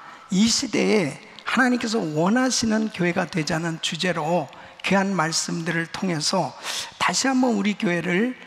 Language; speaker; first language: Korean; native; Korean